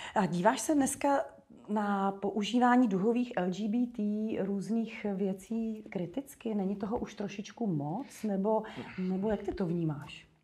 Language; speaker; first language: Czech; native; Czech